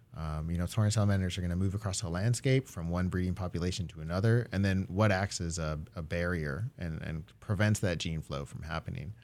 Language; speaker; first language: English; early bilingual, other home language; Japanese